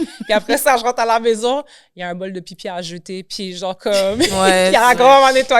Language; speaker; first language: French; native; French